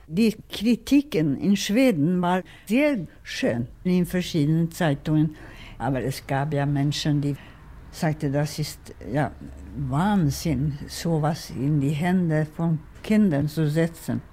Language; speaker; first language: German; non-native, fluent; Swedish